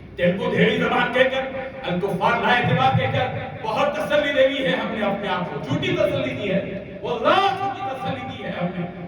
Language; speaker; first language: Urdu; native; Urdu